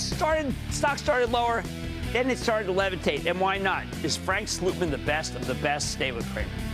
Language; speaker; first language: English; native; English